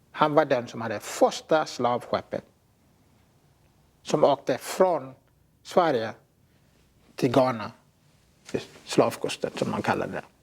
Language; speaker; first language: Swedish; non-native, fluent; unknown